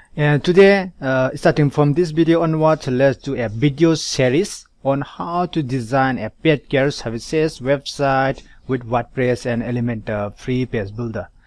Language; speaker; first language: English; non-native, local second language; Manipuri